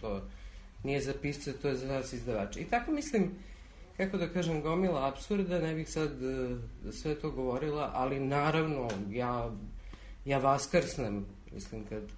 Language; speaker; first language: Serbian; native; Serbian